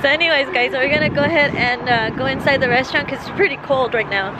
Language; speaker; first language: English; early bilingual, other home language; Spanish